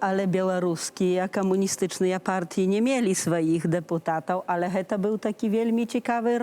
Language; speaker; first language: Polish; non-native, learner; Belarusian